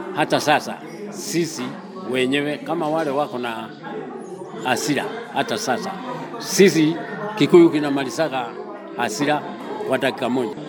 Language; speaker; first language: Swahili; non-native, local second language; Kikuyu